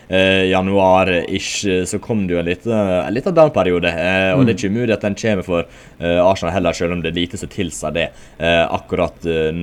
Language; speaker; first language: Norwegian; native; Norwegian